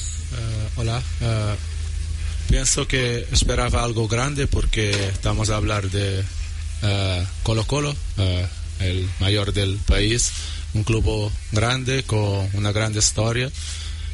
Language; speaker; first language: Spanish; non-native, learner; Portuguese